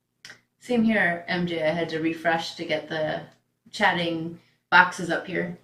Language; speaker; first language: English; native; English